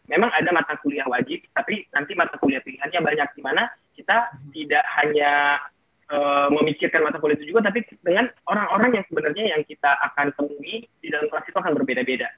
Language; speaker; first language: Indonesian; non-native, local second language; Batak Toba